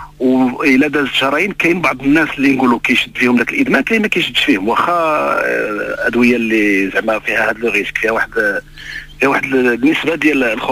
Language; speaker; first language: Arabic; native; Arabic